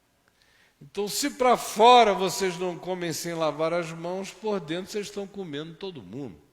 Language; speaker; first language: Portuguese; native; Portuguese